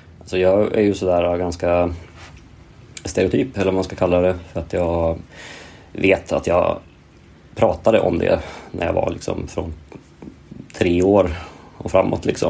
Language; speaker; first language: Swedish; native; Swedish